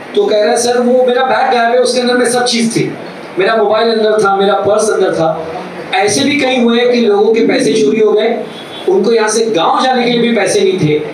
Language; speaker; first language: Hindi; native; Hindi